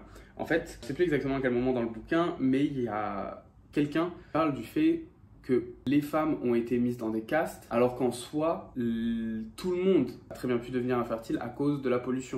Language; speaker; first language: French; native; French